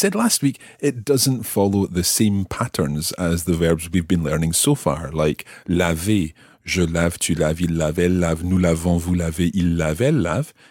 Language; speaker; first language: French; non-native, fluent; English